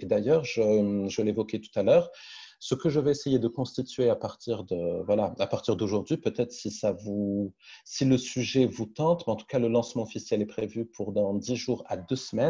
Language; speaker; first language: French; native; French